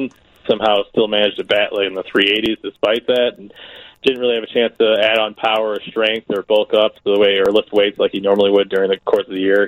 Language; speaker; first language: English; native; English